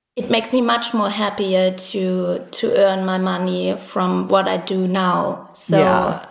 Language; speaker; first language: English; non-native, fluent; German